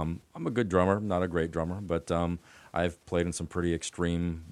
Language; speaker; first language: English; native; English